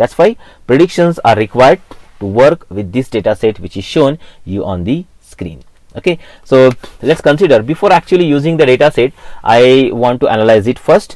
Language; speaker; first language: English; non-native, local second language; Marathi